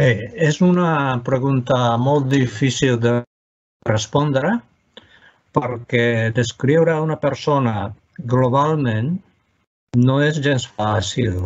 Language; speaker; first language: Catalan; non-native, fluent; Japanese